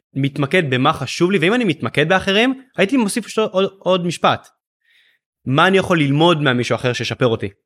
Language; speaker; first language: Hebrew; native; Hebrew